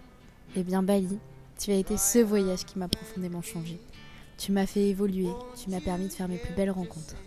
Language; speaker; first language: French; native; French